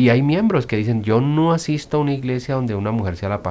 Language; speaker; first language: Spanish; native; Spanish